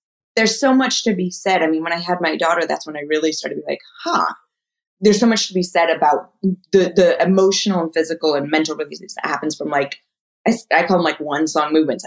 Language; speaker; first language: English; native; English